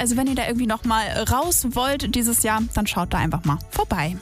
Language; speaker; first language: German; native; German